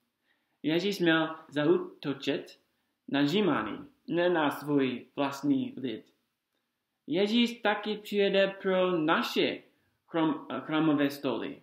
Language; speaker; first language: Czech; non-native, fluent; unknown